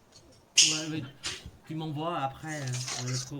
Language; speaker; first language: French; non-native, learner; Khmer